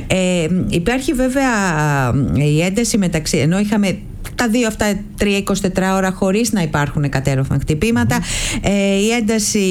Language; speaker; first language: Greek; native; Greek